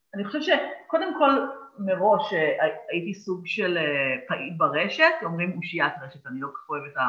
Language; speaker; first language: Hebrew; native; Hebrew